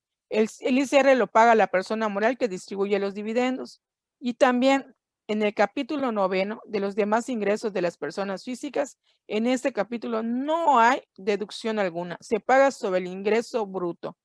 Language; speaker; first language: Spanish; native; Spanish